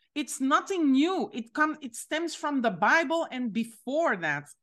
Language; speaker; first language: English; non-native, fluent; French